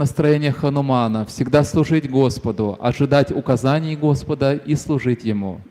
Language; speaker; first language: Russian; native; Russian